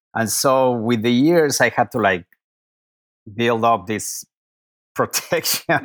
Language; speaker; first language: English; non-native, fluent; Spanish